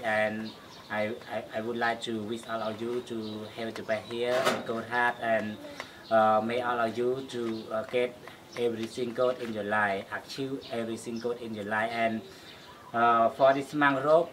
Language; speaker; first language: English; non-native, learner; Khmer